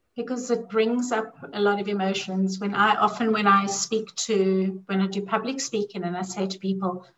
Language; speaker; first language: English; native; English